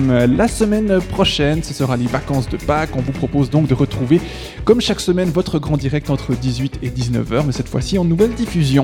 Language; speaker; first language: French; native; French